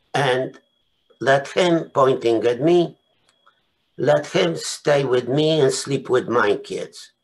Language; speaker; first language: English; non-native, fluent; Polish